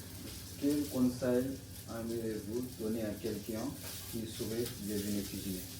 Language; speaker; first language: French; non-native, learner; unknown